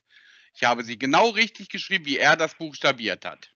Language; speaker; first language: German; native; German